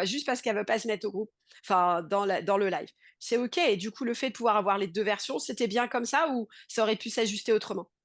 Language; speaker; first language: French; native; French